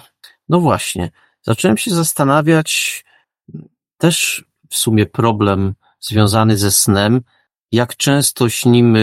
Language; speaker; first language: Polish; native; Polish